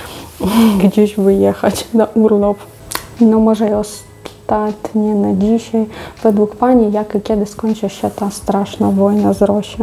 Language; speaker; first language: Polish; non-native, fluent; Russian